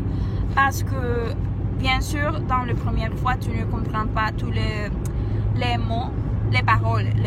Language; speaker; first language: French; non-native, learner; Spanish